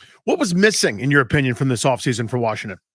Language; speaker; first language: English; native; English